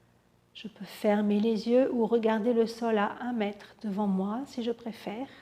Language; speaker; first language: French; native; French